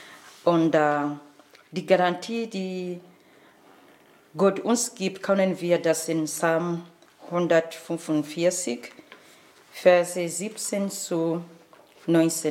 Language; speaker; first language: German; non-native, fluent; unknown